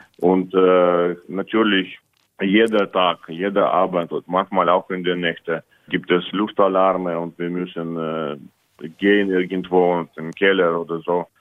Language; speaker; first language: German; non-native, fluent; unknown